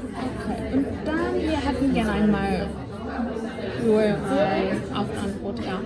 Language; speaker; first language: German; non-native, learner; Korean